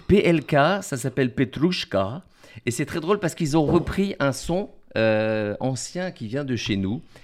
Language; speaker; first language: French; native; French